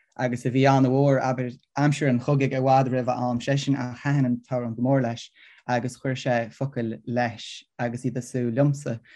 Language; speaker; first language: Irish; non-native, local second language; English